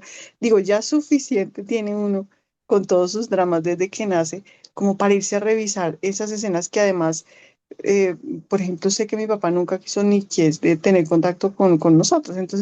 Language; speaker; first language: Spanish; native; Spanish